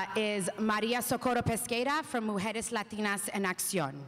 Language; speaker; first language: English; native; English